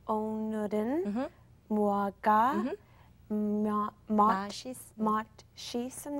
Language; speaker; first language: Korean; non-native, learner; English